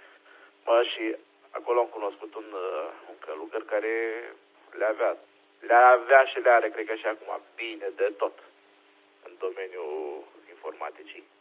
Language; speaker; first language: Romanian; native; Romanian